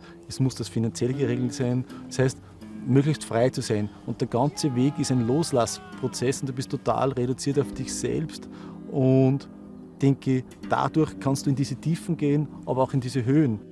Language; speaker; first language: German; native; German